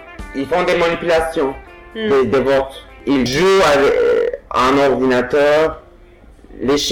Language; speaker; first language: French; non-native, fluent; Turkish